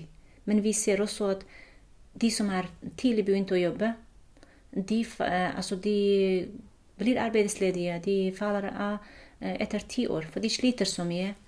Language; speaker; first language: Norwegian; non-native, fluent; Kurdish